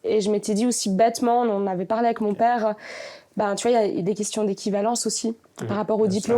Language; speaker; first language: French; native; French